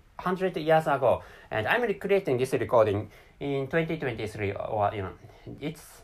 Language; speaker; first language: English; non-native, learner; Japanese